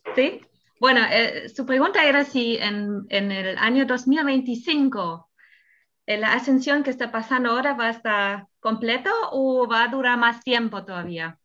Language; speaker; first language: Spanish; non-native, fluent; German